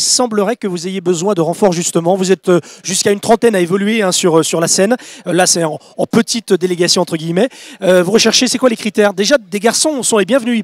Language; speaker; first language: French; native; French